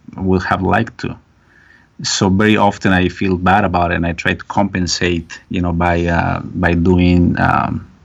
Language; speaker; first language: English; non-native, fluent; Spanish